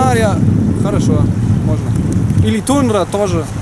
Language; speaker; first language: Russian; non-native, learner; German